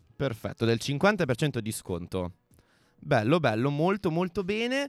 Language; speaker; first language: Italian; native; Italian